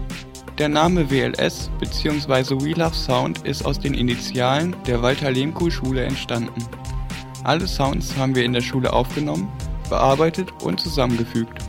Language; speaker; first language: German; native; German